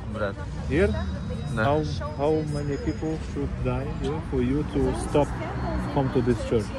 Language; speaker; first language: English; non-native, learner; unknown